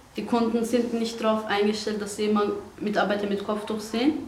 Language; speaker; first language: German; non-native, fluent; Persian